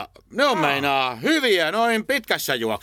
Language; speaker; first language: Finnish; native; Finnish